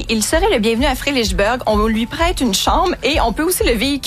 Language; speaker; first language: French; native; French